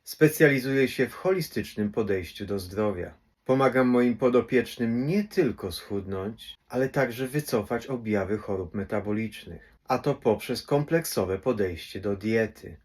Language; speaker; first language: Polish; native; Polish